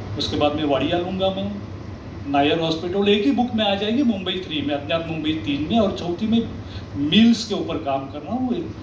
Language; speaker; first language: Hindi; non-native, local second language; Marathi